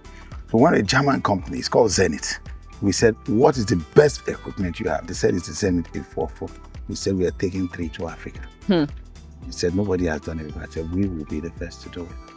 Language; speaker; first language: English; non-native, local second language; Igbo